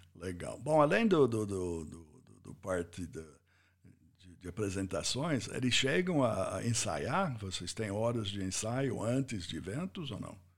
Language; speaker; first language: Portuguese; non-native, fluent; English